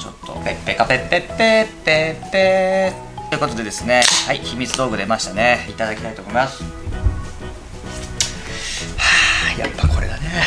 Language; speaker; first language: Japanese; native; Japanese